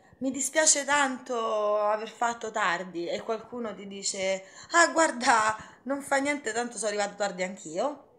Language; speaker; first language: Italian; native; Italian